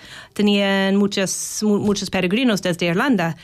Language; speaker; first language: Spanish; non-native, learner; English